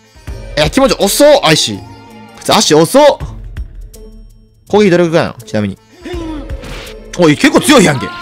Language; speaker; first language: Japanese; native; Japanese